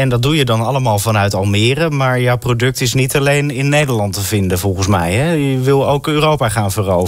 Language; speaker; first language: Dutch; native; Dutch